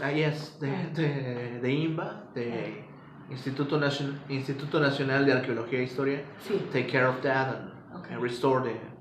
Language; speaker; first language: English; non-native, fluent; Spanish